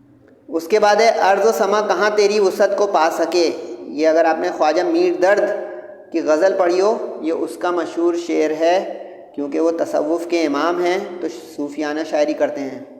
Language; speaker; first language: Urdu; native; Urdu